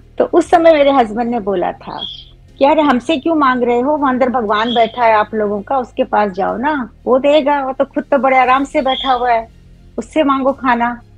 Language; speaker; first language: Hindi; native; Hindi